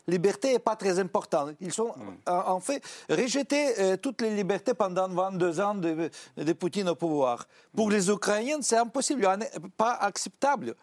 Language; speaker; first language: French; non-native, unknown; Russian